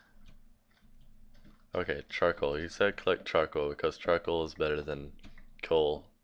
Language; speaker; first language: English; native; English